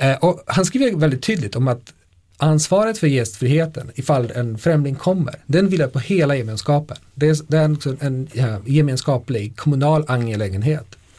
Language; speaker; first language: Swedish; non-native, fluent; Polish